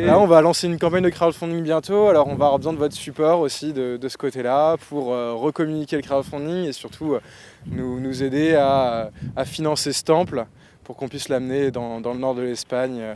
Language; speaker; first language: French; native; French